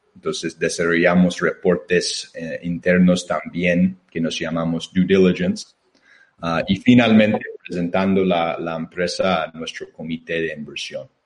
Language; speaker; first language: Spanish; non-native, fluent; English